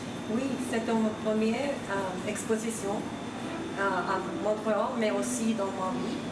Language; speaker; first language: French; non-native, fluent; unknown